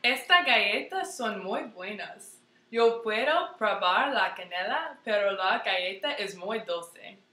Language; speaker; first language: Spanish; non-native, learner; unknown